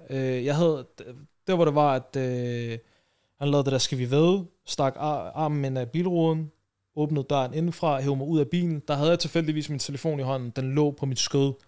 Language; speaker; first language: Danish; early bilingual, other home language; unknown